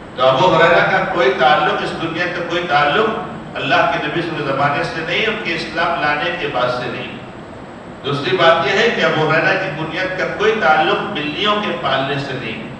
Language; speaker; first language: Urdu; non-native, local second language; Konkani